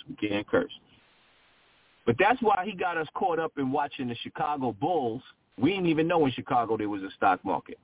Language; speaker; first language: English; native; English